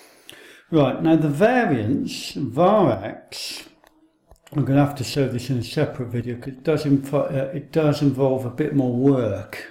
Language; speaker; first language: English; native; English